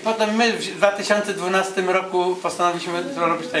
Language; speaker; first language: Polish; native; Polish